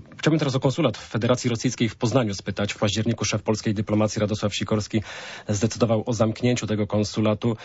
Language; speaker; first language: Polish; native; Polish